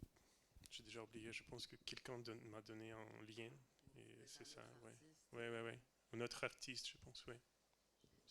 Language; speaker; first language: French; non-native, learner; Russian